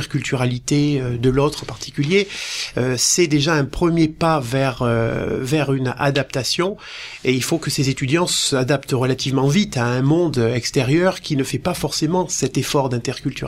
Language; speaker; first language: French; native; French